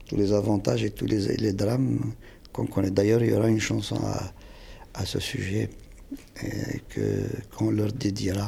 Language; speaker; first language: French; non-native, local second language; Kabyle